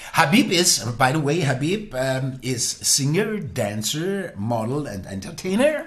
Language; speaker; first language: English; non-native, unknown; Italian